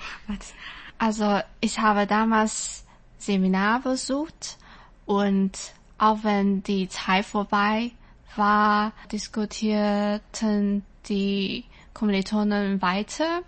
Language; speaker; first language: German; non-native, learner; Chinese